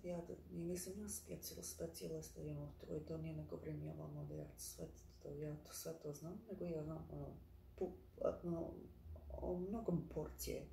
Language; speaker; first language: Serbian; early bilingual, heritage; Bosnian